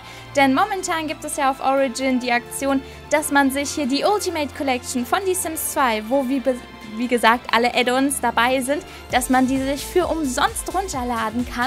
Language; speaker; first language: German; native; German